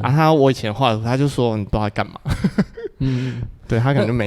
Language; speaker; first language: Chinese; native; Chinese